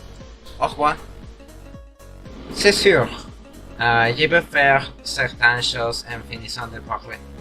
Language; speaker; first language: French; non-native, learner; Spanish